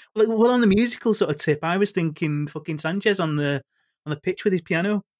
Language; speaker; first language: English; native; English